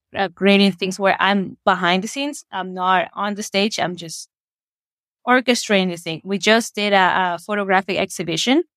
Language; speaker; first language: English; non-native, fluent; Spanish